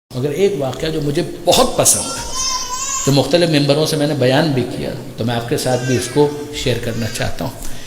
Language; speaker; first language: Urdu; native; Urdu